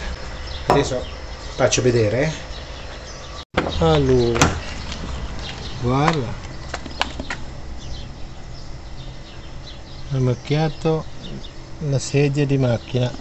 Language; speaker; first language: Italian; non-native, learner; Filipino